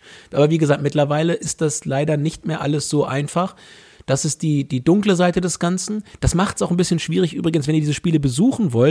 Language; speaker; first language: German; native; German